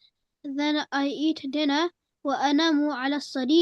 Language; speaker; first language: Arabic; non-native, learner; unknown